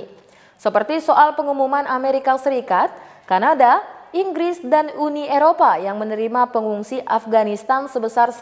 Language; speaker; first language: Indonesian; native; Indonesian